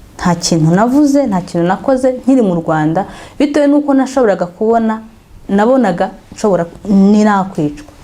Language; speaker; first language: Kinyarwanda; native; Kinyarwanda